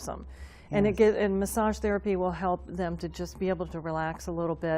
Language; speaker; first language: English; native; English